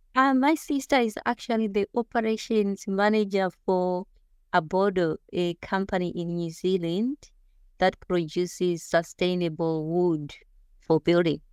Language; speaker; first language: English; non-native, local second language; Shona